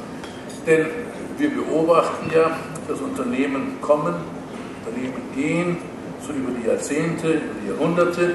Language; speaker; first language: German; native; German